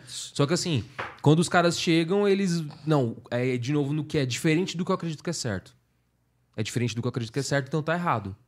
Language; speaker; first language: Portuguese; native; Portuguese